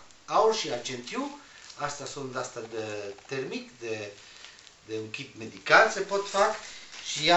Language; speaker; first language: Romanian; non-native, learner; Spanish